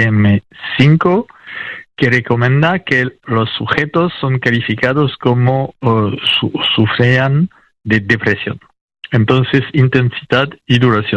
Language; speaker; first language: Spanish; non-native, fluent; French